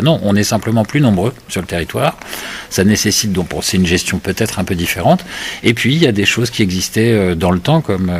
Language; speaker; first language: French; native; French